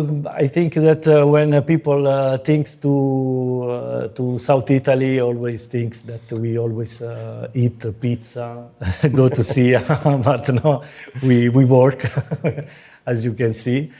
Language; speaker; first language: English; non-native, fluent; Italian